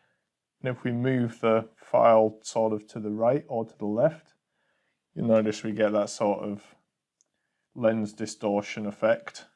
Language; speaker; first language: English; native; English